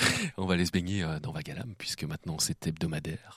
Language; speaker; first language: French; native; French